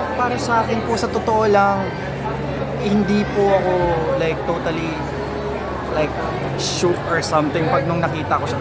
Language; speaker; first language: Filipino; non-native, local second language; Cebuano